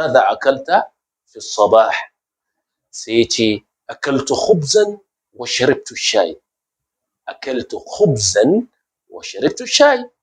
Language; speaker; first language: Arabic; non-native, fluent; Hausa